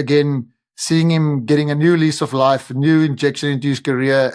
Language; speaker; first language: English; non-native, local second language; Afrikaans